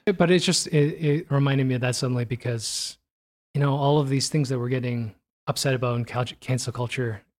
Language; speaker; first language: English; early bilingual, other home language; Korean